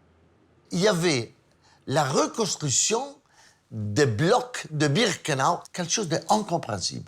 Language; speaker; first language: French; non-native, fluent; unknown